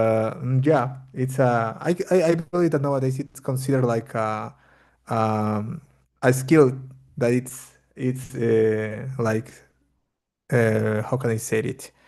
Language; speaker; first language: English; non-native, fluent; Spanish